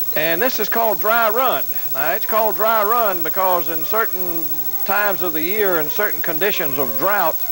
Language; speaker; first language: English; native; English